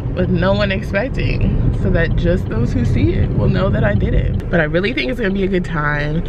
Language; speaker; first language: English; native; English